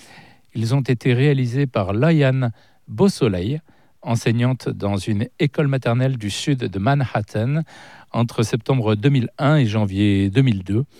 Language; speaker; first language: French; native; French